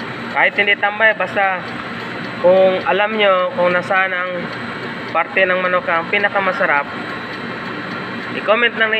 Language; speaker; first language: Filipino; non-native, local second language; Cebuano